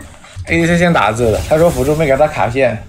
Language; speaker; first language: Chinese; native; Chinese